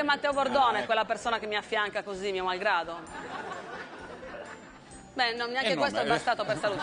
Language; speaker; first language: Italian; native; Italian